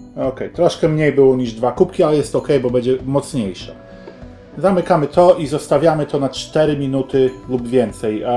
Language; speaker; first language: Polish; early bilingual, heritage; Polish